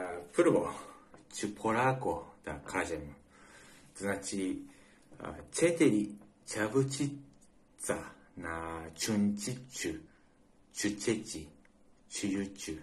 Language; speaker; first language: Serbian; non-native, learner; Japanese